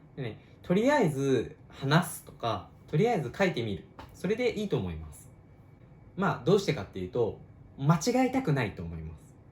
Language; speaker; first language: Japanese; native; Japanese